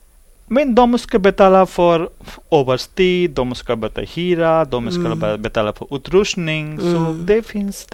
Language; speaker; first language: Swedish; non-native, learner; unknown